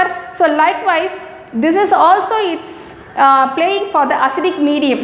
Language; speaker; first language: English; non-native, local second language; Tamil